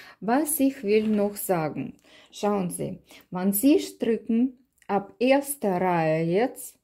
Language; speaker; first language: German; non-native, learner; Russian